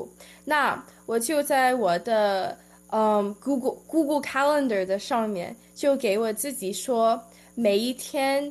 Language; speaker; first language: Chinese; early bilingual, heritage; Chinese